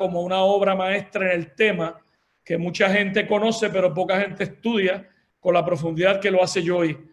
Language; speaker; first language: Spanish; native; Spanish